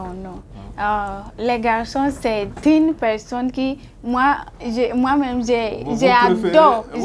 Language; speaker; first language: French; non-native, learner; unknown